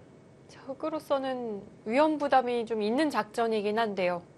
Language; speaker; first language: Korean; native; Korean